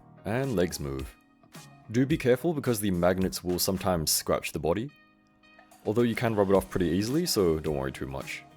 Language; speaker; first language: English; native; English